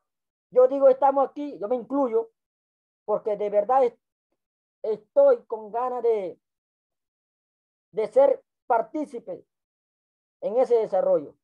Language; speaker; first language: Spanish; non-native, local second language; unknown